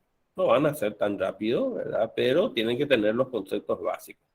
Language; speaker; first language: Spanish; native; Spanish